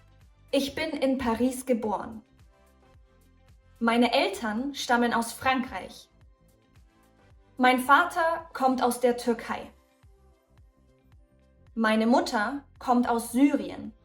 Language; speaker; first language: German; early bilingual, other home language; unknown